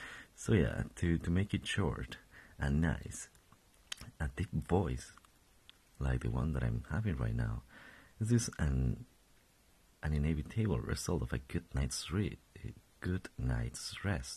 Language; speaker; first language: English; non-native, fluent; Spanish